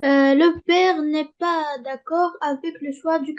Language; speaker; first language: French; non-native, learner; Arabic